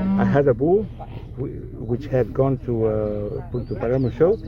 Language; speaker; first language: English; non-native, fluent; Spanish